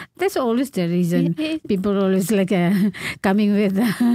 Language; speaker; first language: English; non-native, learner; Indonesian